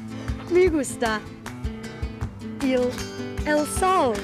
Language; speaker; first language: Spanish; non-native, learner; Welsh